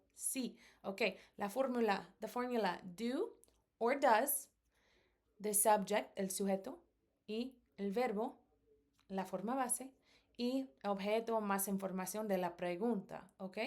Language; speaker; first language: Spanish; non-native, fluent; English